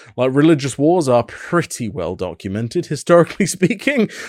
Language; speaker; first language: English; native; English